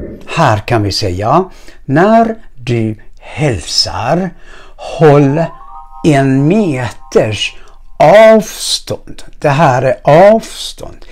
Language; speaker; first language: Swedish; non-native, fluent; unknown